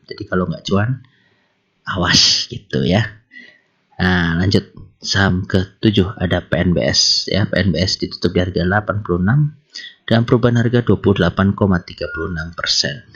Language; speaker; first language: Indonesian; native; Indonesian